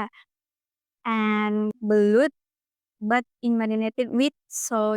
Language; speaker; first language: English; non-native, learner; Indonesian